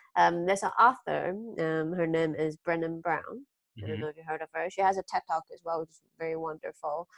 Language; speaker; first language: English; early bilingual, other home language; Chinese